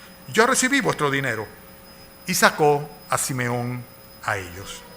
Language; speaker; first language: Spanish; native; Spanish